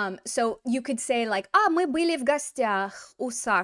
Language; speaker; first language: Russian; non-native, fluent; English